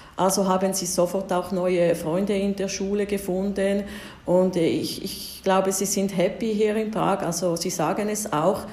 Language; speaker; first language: German; early bilingual, heritage; German